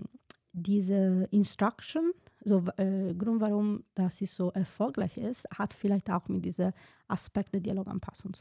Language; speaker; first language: German; non-native, fluent; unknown